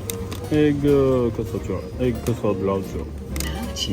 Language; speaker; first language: Japanese; non-native, fluent; French